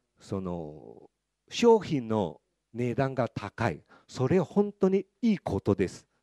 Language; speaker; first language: Japanese; non-native, fluent; Chinese